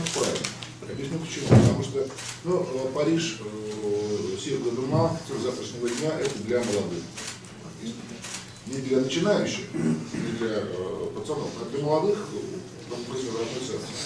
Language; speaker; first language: Russian; native; Russian